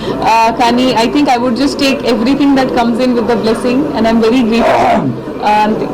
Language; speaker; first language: Telugu; non-native, fluent; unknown